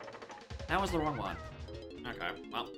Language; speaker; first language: English; native; English